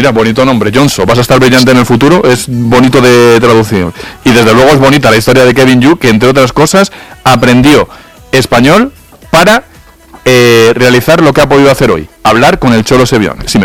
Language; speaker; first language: Spanish; native; Spanish